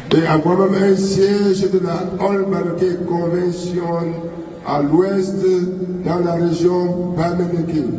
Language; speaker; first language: French; non-native, local second language; Ghomala